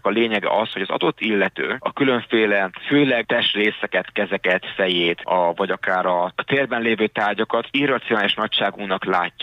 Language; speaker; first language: Hungarian; native; Hungarian